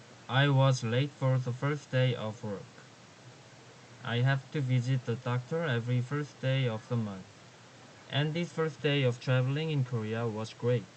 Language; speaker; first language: English; non-native, learner; Korean